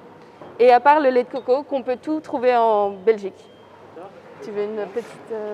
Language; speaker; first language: French; native; French